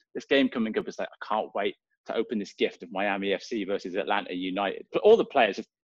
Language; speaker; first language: English; native; English